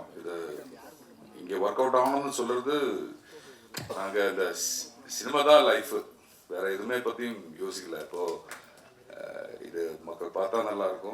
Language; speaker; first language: Tamil; non-native, learner; Malayalam